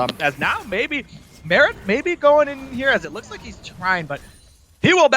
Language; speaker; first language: English; native; English